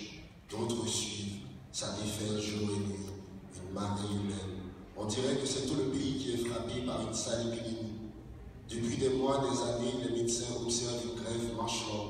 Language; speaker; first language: French; non-native, local second language; Haitian Creole